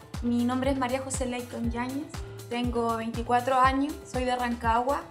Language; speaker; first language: Spanish; native; Spanish